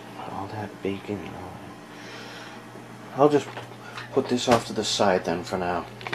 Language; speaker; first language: English; native; English